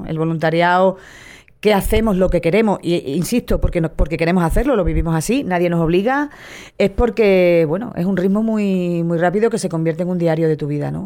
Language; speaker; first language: Spanish; native; Spanish